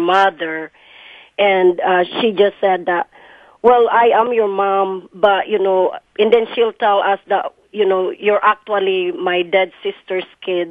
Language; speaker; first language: English; non-native, local second language; Cebuano